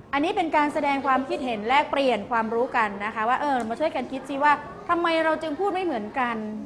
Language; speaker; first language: Thai; native; Thai